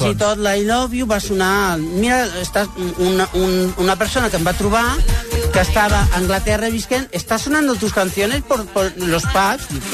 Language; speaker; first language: Catalan; non-native, local second language; Spanish